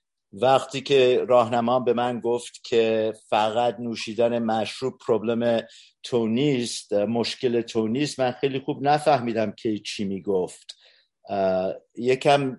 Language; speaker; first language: Persian; early bilingual, heritage; Persian